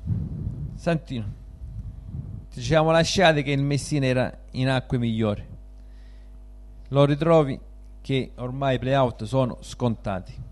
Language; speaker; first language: Italian; native; Italian